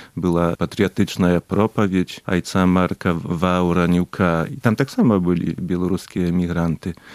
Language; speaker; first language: Belarusian; native; Belarusian